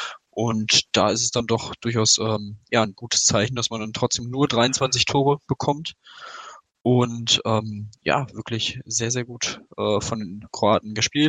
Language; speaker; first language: German; native; German